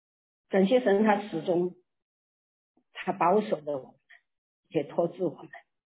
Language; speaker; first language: Chinese; native; Chinese